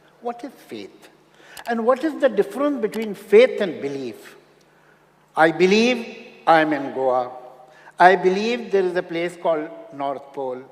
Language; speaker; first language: English; non-native, local second language; Hindi